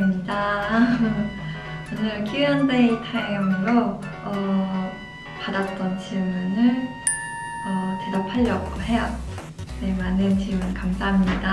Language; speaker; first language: Korean; non-native, fluent; Japanese